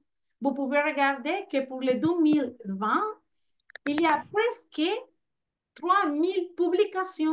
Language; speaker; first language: French; non-native, fluent; Spanish